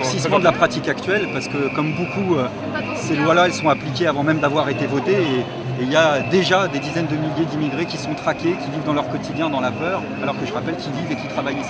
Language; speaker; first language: French; native; French